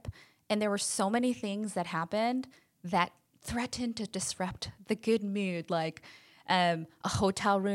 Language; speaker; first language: English; native; English